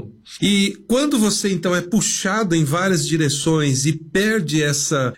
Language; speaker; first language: Portuguese; native; Portuguese